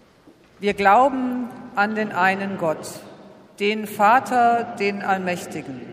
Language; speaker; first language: German; native; German